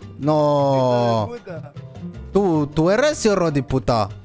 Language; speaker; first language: Spanish; non-native, learner; French